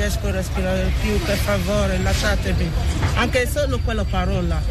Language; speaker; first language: Italian; non-native, learner; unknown